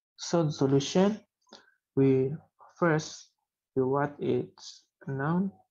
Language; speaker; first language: English; non-native, learner; Indonesian